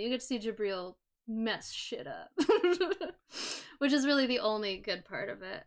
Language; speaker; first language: English; native; English